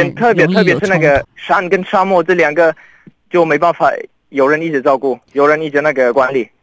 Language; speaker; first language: Chinese; non-native, fluent; Arabic